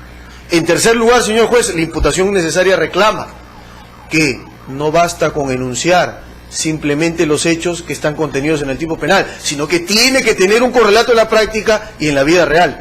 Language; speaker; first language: Spanish; native; Spanish